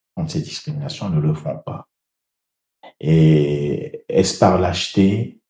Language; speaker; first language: French; native; French